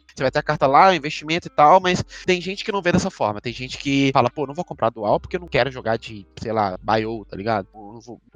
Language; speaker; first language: Portuguese; native; Portuguese